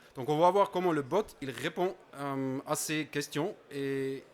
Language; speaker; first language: French; non-native, fluent; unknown